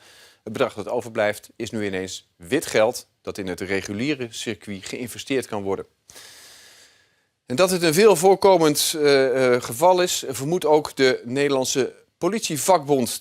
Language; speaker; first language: Dutch; native; Dutch